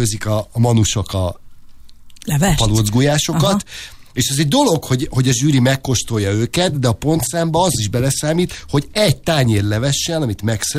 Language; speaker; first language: Hungarian; native; Hungarian